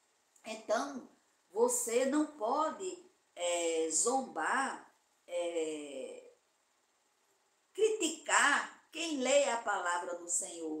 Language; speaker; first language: Portuguese; native; Portuguese